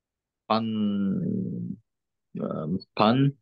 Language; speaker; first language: Korean; non-native, learner; Kyrgyz